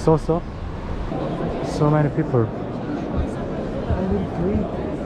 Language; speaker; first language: English; non-native, learner; Korean